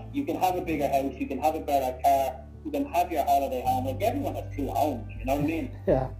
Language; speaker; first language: English; native; English